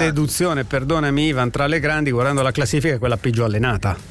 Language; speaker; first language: Italian; native; Italian